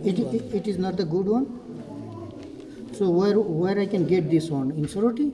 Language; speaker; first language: English; non-native, learner; Bangla